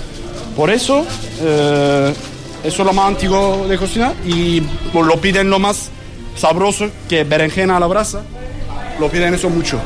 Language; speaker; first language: Spanish; non-native, learner; Turkish